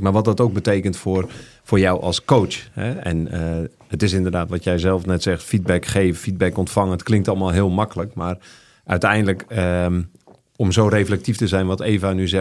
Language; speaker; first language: Dutch; native; Dutch